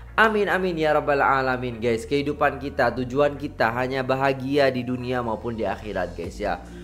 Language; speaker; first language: Indonesian; native; Indonesian